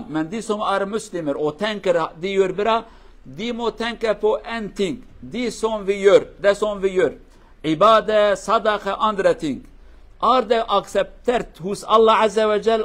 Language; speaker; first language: Norwegian; non-native, learner; Kurdish